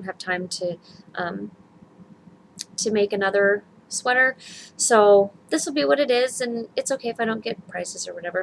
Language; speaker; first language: English; native; English